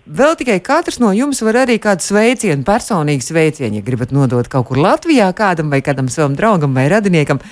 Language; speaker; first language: Latvian; native; Latvian